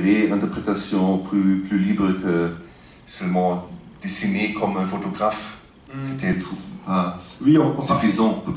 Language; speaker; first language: French; non-native, fluent; German